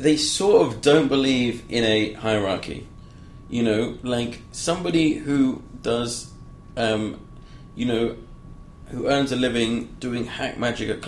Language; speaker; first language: English; native; English